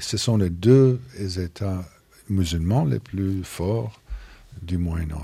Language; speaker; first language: French; non-native, fluent; English